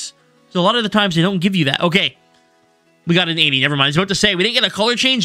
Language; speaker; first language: English; native; English